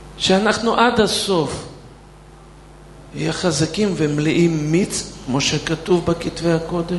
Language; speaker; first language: Hebrew; non-native, fluent; Russian